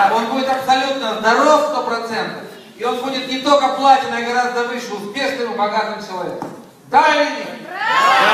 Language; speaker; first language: Russian; native; Russian